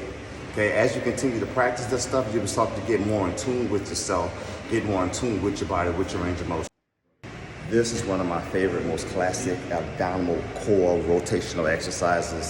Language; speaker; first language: English; native; English